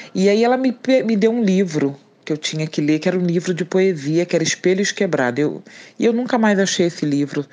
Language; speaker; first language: Portuguese; native; Portuguese